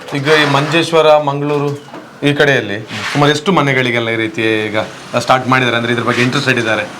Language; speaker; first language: Kannada; native; Kannada